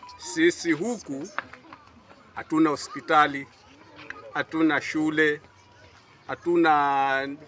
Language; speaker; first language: Swahili; native; Swahili